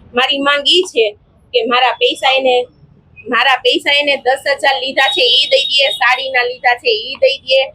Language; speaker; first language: Gujarati; native; Gujarati